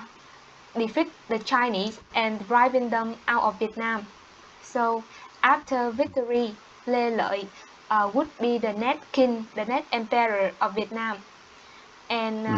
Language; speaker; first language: English; non-native, learner; Vietnamese